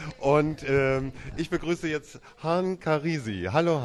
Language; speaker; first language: German; native; German